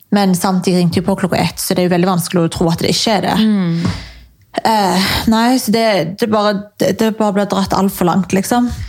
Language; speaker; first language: Norwegian; early bilingual, other home language; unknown